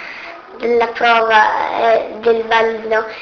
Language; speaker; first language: Italian; early bilingual, other home language; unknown